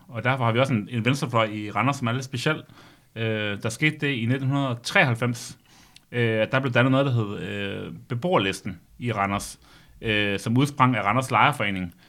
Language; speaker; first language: Danish; native; Danish